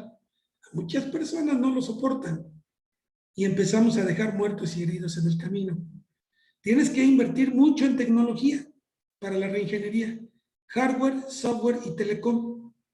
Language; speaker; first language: Spanish; native; Spanish